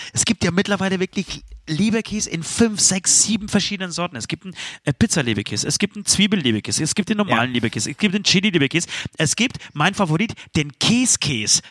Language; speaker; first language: German; early bilingual, other home language; Polish